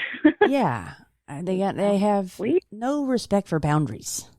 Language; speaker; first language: English; native; English